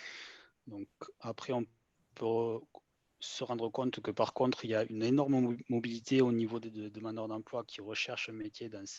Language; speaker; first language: French; native; French